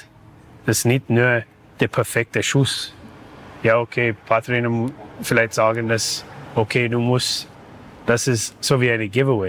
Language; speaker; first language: German; non-native, learner; English